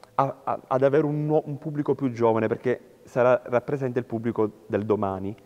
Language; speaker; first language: Italian; native; Italian